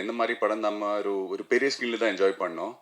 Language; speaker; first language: Tamil; non-native, fluent; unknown